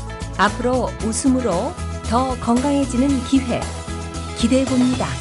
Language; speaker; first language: Korean; native; Korean